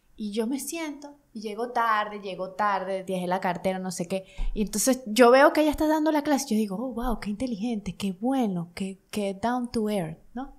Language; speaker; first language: Spanish; native; Spanish